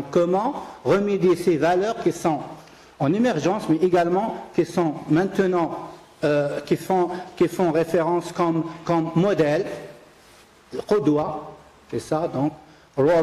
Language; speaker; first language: French; non-native, local second language; Arabic